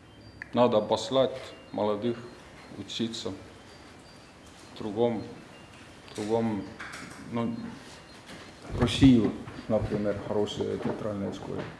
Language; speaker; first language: Russian; non-native, fluent; Estonian